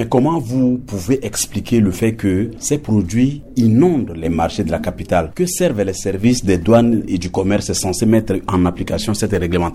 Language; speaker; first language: French; non-native, local second language; Sango